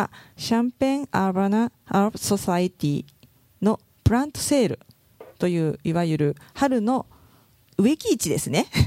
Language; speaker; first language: Japanese; native; Japanese